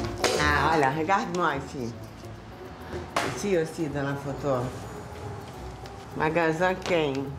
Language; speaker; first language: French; non-native, learner; Portuguese